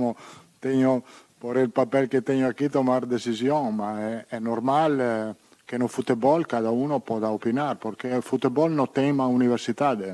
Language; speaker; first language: Portuguese; non-native, fluent; Italian